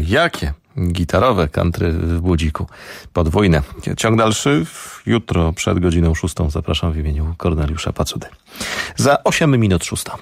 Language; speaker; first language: Polish; native; Polish